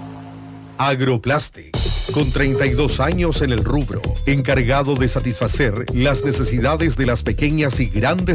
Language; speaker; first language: Spanish; native; Spanish